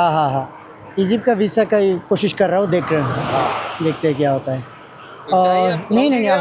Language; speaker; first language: Hindi; non-native, learner; Bangla